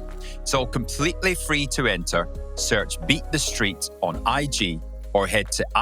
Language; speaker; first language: English; native; English